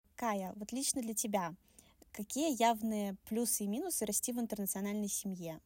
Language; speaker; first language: Russian; native; Russian